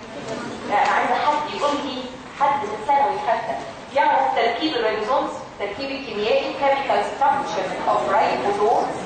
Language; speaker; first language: Arabic; native; Arabic